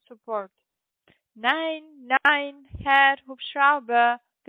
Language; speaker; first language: German; non-native, learner; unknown